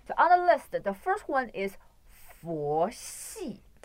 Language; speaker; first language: English; non-native, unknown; Chinese